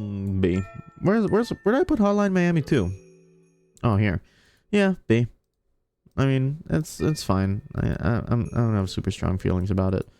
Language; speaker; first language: English; native; English